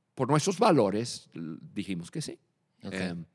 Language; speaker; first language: Spanish; non-native, fluent; English